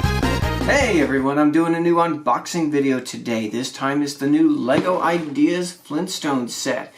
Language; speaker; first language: English; native; English